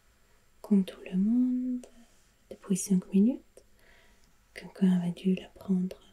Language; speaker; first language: French; non-native, learner; German